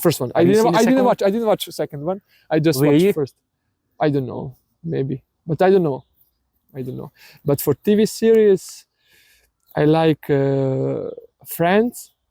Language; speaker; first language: English; non-native, learner; Serbian